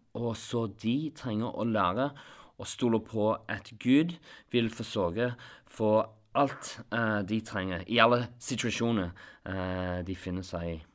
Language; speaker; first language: Norwegian; non-native, fluent; English